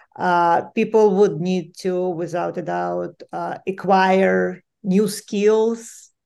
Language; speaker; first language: English; non-native, fluent; Ukrainian